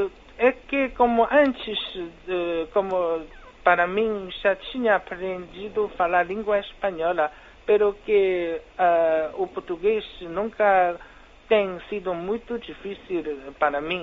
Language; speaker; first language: Portuguese; non-native, fluent; Chinese